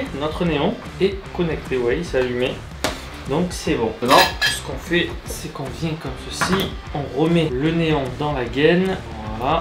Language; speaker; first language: French; native; French